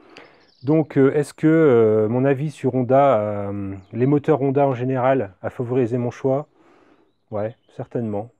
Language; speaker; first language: French; native; French